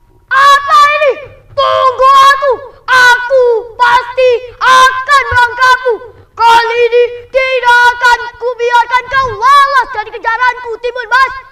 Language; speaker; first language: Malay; non-native, local second language; Javanese